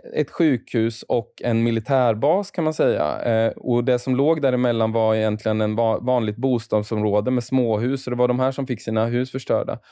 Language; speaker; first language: Swedish; native; Swedish